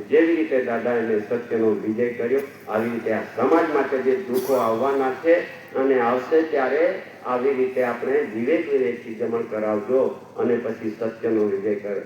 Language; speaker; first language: Gujarati; non-native, local second language; Bhili